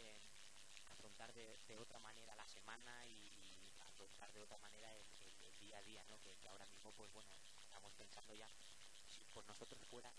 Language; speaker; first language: Spanish; native; Spanish